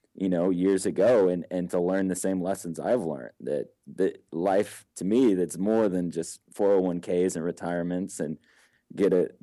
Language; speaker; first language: English; native; English